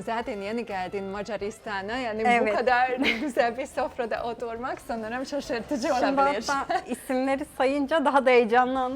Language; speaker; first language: Turkish; non-native, fluent; Hungarian